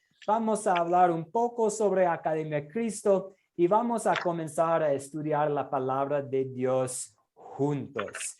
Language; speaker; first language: Spanish; non-native, fluent; English